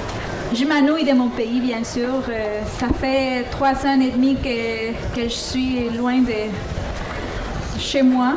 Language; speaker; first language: French; non-native, fluent; Spanish